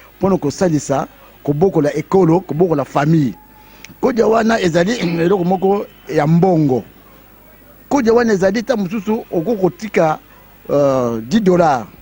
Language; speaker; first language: Lingala; non-native, local second language; Kongo